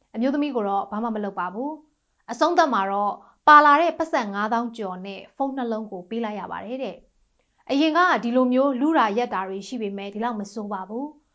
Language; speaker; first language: Burmese; native; Burmese